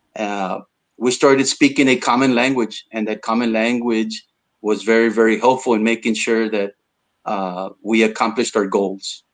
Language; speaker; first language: English; early bilingual, other home language; Spanish